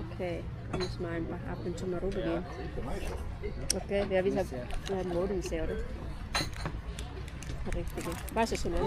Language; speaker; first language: German; non-native, learner; Indonesian